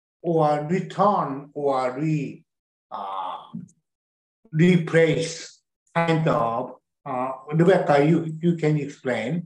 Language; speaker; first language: English; non-native, learner; Korean